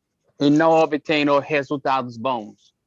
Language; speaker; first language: Portuguese; non-native, fluent; English